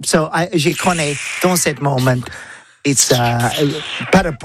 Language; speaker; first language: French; non-native, learner; English